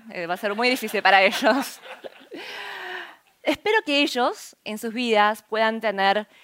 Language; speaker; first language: Spanish; early bilingual, other home language; Korean